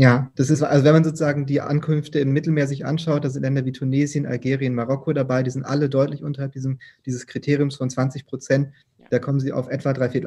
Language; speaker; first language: German; native; German